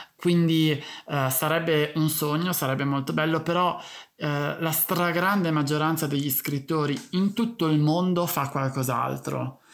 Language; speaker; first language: Italian; native; Italian